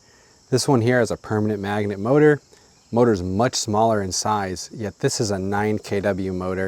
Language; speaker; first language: English; native; English